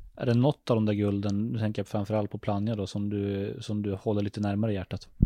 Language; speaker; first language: Swedish; native; Swedish